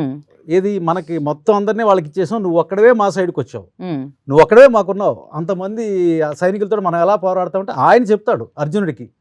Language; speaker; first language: Telugu; native; Telugu